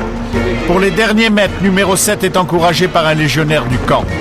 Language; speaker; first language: French; native; French